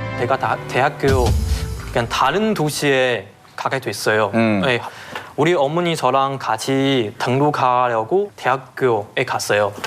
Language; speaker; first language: Korean; non-native, learner; Chinese